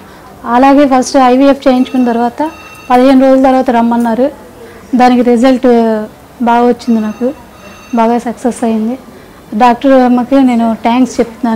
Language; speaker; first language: Telugu; native; Telugu